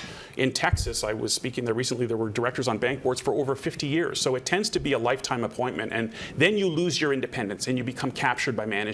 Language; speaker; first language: English; native; English